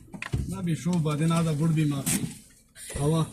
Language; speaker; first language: Arabic; non-native, learner; Hindi